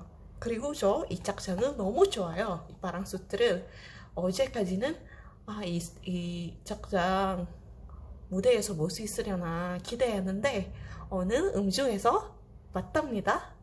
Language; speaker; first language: Korean; non-native, fluent; Indonesian